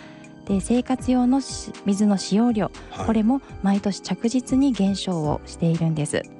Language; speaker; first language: Japanese; native; Japanese